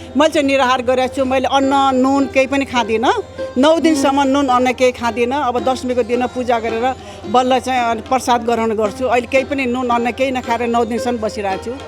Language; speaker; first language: Nepali; native; Nepali